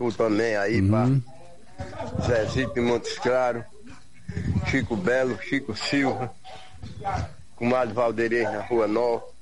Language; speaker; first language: Portuguese; native; Portuguese